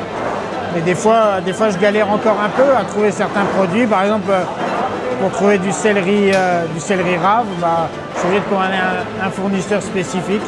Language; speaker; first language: French; native; French